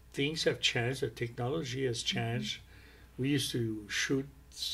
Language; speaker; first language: English; non-native, fluent; French